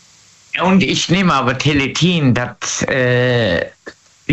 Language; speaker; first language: German; native; German